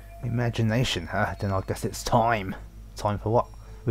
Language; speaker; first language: English; native; English